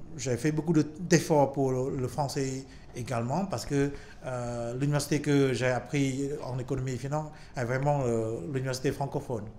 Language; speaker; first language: French; non-native, fluent; Khmer